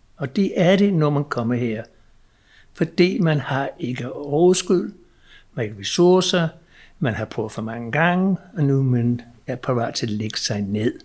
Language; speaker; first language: Danish; non-native, fluent; English